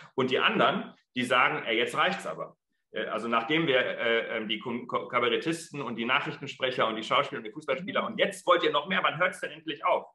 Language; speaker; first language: German; early bilingual, other home language; Arabic